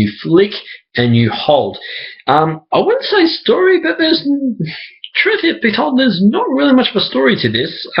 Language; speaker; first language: English; native; English